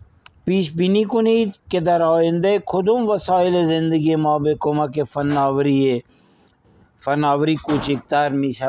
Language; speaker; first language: Persian; non-native, fluent; Urdu